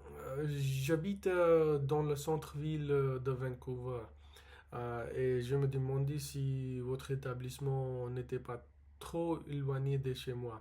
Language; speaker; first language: French; non-native, learner; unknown